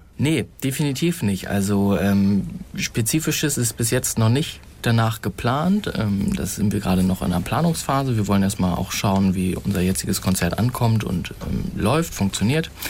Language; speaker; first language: German; native; German